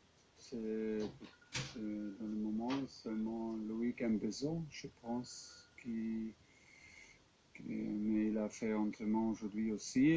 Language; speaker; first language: French; non-native, fluent; German